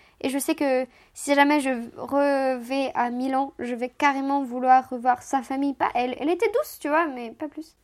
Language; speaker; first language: French; non-native, fluent; Romanian